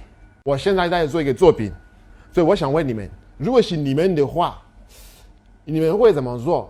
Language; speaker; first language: Chinese; non-native, fluent; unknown